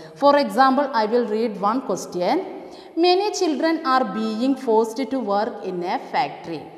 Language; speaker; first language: English; non-native, local second language; Malayalam